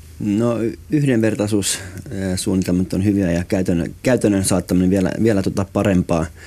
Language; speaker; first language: Finnish; native; Finnish